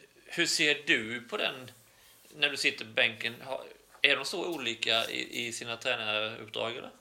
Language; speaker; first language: Swedish; native; Swedish